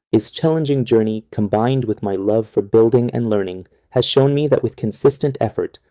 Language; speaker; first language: English; non-native, fluent; Persian